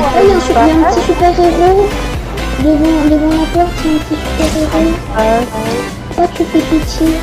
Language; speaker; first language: French; native; French